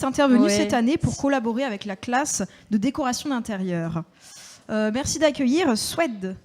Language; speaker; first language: French; native; French